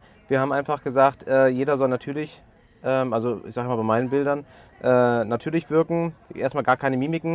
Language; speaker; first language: German; native; German